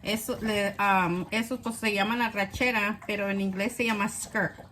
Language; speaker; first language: Spanish; early bilingual, other home language; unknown